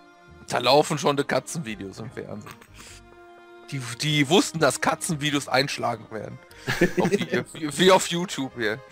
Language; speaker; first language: German; native; German